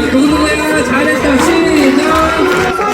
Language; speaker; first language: Korean; native; Korean